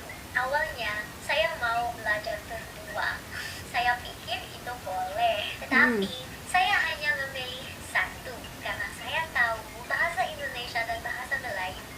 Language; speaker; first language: Indonesian; non-native, fluent; Filipino